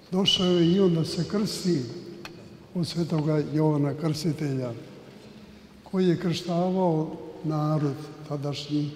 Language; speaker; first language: Serbian; native; Serbian